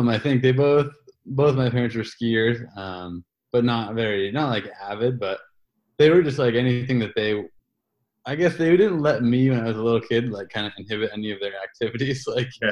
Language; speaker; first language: English; native; English